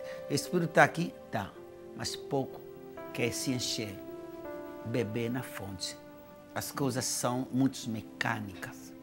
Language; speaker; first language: Portuguese; non-native, fluent; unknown